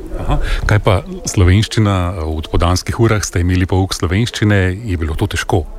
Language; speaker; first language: Slovenian; native; Slovenian